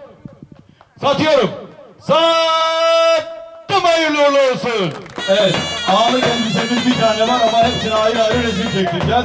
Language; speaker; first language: Turkish; native; Turkish